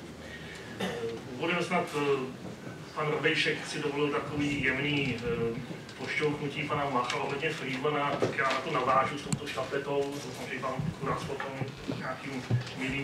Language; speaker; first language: Czech; native; Czech